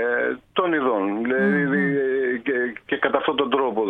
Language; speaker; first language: Greek; native; Greek